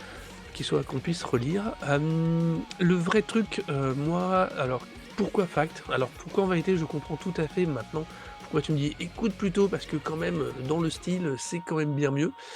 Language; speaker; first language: French; native; French